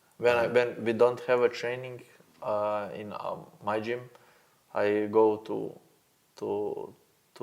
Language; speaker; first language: English; non-native, learner; Slovenian